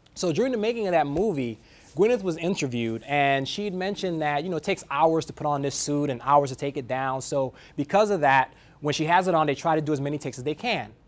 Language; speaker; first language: English; native; English